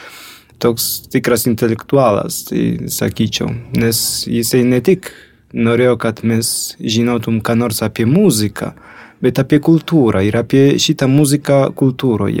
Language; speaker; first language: Lithuanian; non-native, fluent; Polish